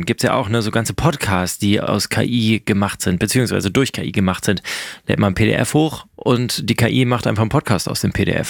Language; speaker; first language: German; native; German